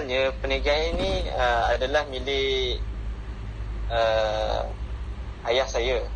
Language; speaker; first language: Malay; native; Malay